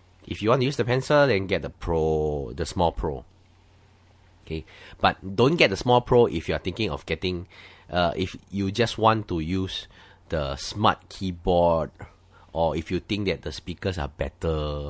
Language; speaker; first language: English; non-native, local second language; Chinese